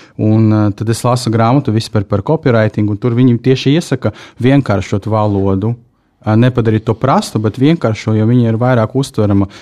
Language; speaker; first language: Latvian; non-native, local second language; Russian